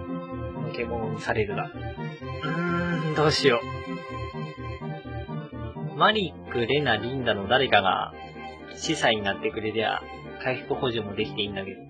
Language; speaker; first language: Japanese; native; Japanese